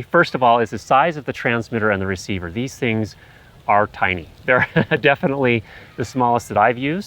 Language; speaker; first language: English; native; English